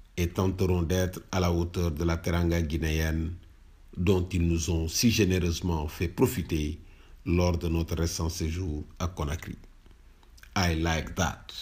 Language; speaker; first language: French; non-native, local second language; Wolof